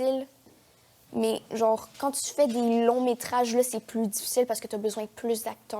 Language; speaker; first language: French; native; French